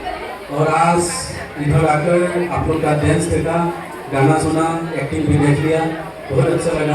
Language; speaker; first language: Hindi; non-native, local second language; Bangla